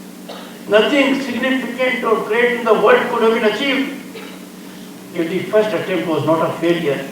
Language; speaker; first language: English; non-native, local second language; Hindi